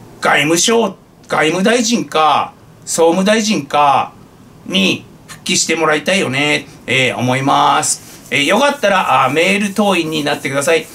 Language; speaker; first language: Japanese; native; Japanese